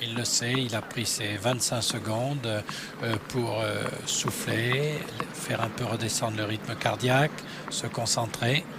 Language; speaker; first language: French; native; French